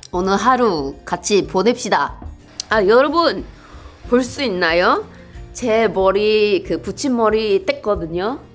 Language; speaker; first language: Korean; non-native, fluent; English